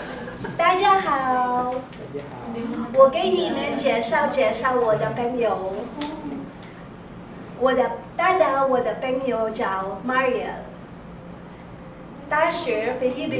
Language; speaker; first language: Chinese; non-native, learner; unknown